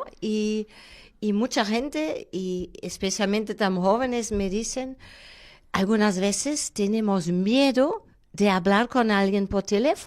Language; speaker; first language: Spanish; non-native, fluent; German